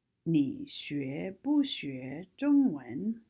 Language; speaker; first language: Chinese; non-native, fluent; English